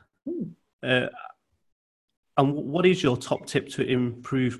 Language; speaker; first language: English; native; English